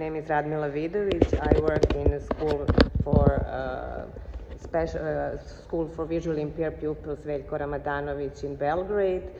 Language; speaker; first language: English; non-native, fluent; Serbian